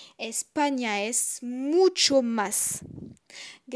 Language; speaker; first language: Spanish; non-native, learner; French